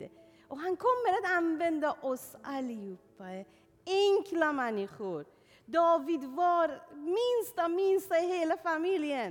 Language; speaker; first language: Swedish; non-native, fluent; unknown